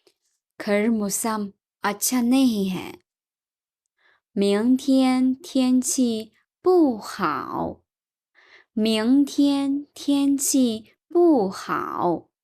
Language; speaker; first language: Chinese; non-native, learner; Urdu